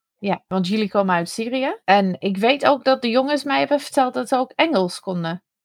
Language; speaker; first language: Dutch; non-native, fluent; English